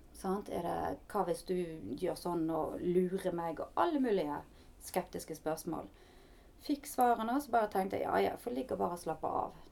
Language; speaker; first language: Norwegian; native; Norwegian